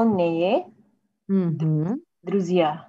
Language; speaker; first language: Russian; non-native, learner; Indonesian